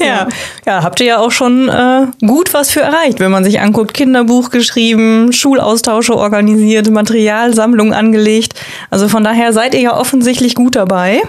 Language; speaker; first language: German; native; German